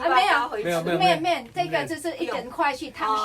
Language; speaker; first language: Chinese; non-native, fluent; Vietnamese